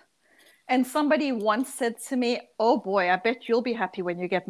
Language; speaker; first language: English; early bilingual, other home language; Dutch